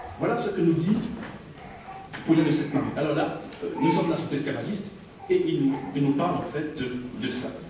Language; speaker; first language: French; native; French